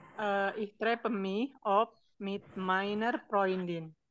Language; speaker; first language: German; non-native, learner; Indonesian